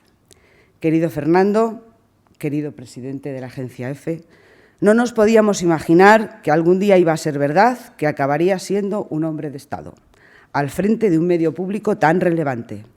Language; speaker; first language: Spanish; native; Spanish